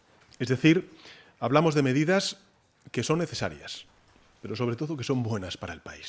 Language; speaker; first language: Spanish; native; Spanish